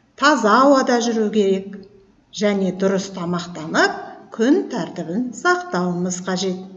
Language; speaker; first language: Kazakh; native; Kazakh